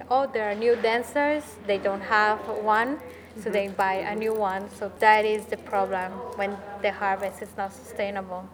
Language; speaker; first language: English; non-native, fluent; Spanish